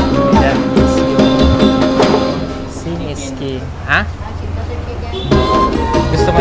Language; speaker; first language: Filipino; native; Filipino